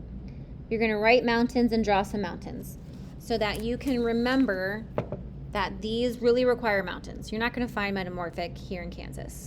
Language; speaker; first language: English; native; English